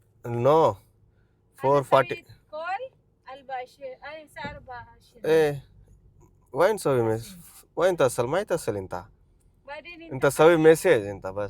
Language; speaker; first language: Arabic; non-native, learner; Telugu